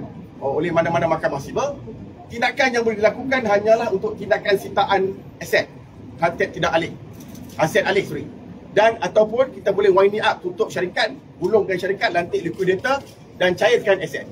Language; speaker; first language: Malay; native; Malay